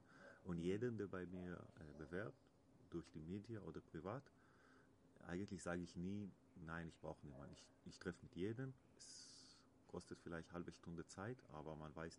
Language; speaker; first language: German; non-native, learner; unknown